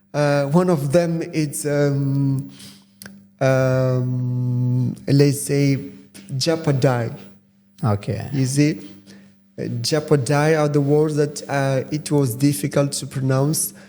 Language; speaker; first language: English; non-native, fluent; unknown